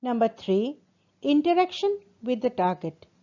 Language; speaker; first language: English; non-native, local second language; Assamese